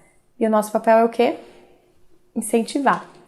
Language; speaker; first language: Portuguese; native; Portuguese